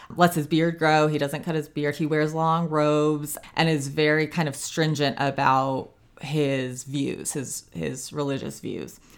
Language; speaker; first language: English; native; English